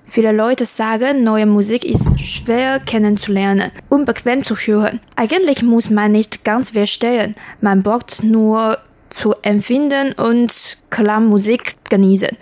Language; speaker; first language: German; non-native, learner; Chinese